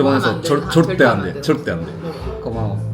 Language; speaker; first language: Korean; non-native, learner; Japanese